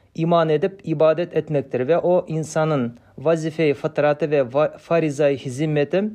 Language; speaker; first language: Turkish; non-native, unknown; Kazakh